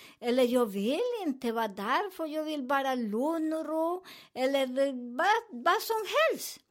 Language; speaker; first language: Swedish; non-native, fluent; Spanish